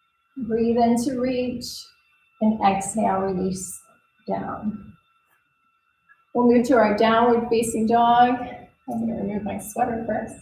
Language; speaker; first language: English; native; English